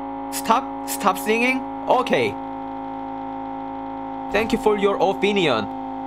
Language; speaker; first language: English; non-native, learner; Korean